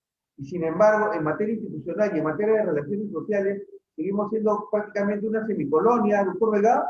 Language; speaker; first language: Spanish; native; Spanish